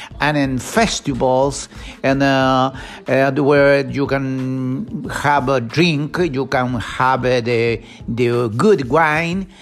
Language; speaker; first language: English; non-native, learner; Spanish